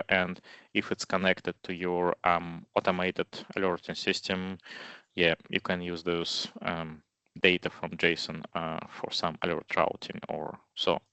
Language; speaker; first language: English; non-native, fluent; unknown